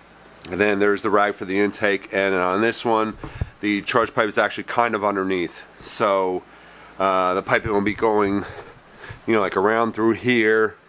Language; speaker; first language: English; native; English